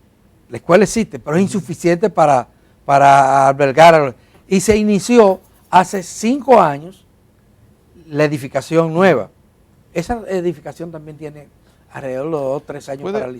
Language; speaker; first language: Spanish; native; Spanish